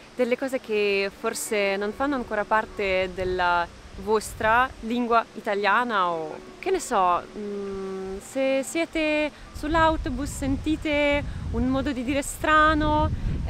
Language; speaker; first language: Italian; non-native, fluent; Russian